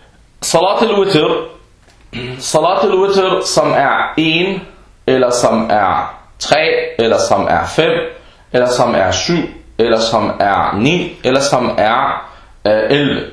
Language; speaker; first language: Danish; early bilingual, other home language; Arabic